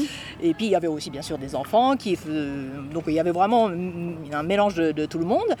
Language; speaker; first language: French; non-native, fluent; Japanese